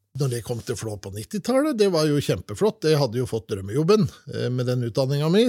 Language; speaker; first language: Norwegian; native; Norwegian